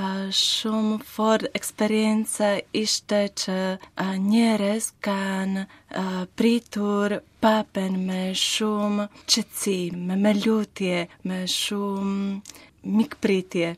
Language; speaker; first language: Albanian; non-native, learner; Slovak